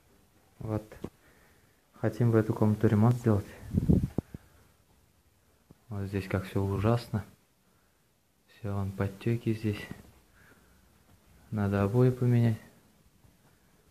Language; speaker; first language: Russian; native; Russian